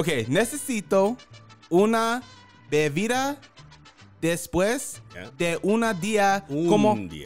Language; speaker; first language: Spanish; non-native, learner; English